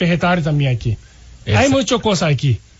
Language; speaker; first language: Spanish; non-native, learner; Japanese